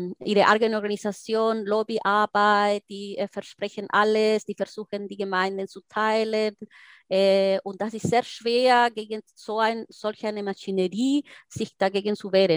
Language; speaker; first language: German; non-native, fluent; Spanish